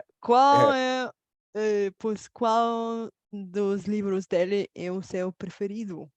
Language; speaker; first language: Portuguese; non-native, fluent; Bulgarian